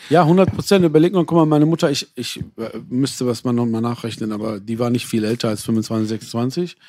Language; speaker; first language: German; early bilingual, other home language; Persian